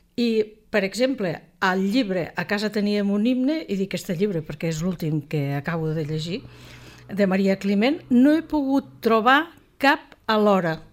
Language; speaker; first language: Catalan; native; Catalan